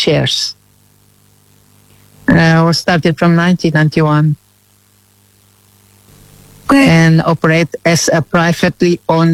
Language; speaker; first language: English; non-native, fluent; Indonesian